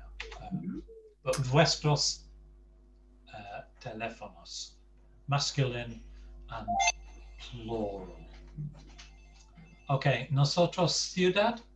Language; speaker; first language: Spanish; non-native, fluent; English